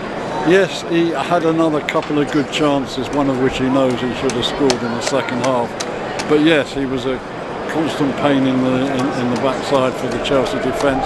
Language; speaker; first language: English; native; English